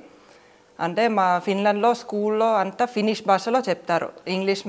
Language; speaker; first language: Telugu; non-native, fluent; Finnish